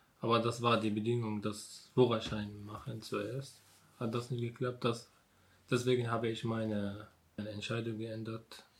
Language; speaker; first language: German; non-native, learner; Arabic